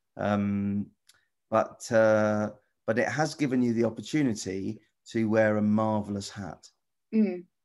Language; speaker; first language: English; native; English